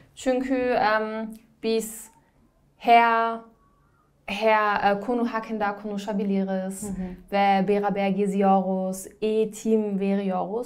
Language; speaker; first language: Turkish; non-native, learner; German